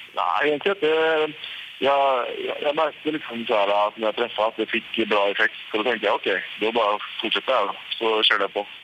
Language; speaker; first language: Swedish; native; Swedish